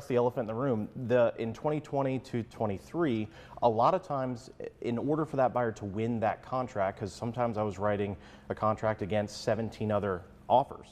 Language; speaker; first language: English; native; English